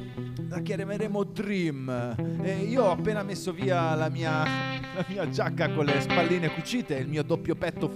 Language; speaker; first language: Italian; native; Italian